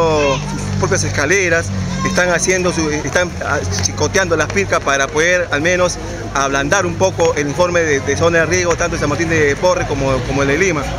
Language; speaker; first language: Spanish; native; Spanish